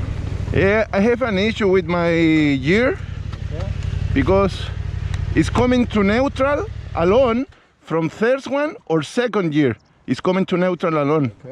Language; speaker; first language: English; non-native, learner; Spanish